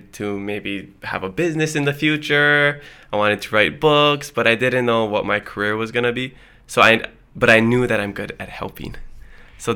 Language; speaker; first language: English; early bilingual, other home language; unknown